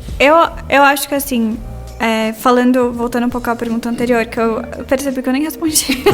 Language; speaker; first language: Portuguese; native; Portuguese